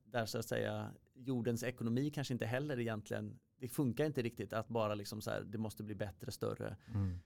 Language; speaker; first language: Swedish; native; Swedish